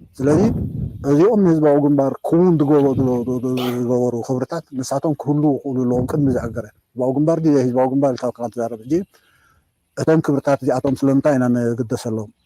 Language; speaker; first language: Tigrinya; native; Tigrinya